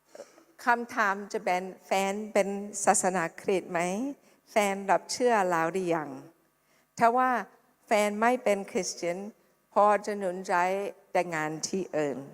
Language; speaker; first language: Thai; non-native, fluent; English